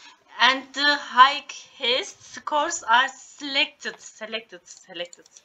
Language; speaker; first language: English; non-native, learner; Turkish